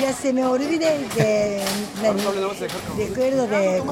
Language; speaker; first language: Spanish; non-native, learner; Japanese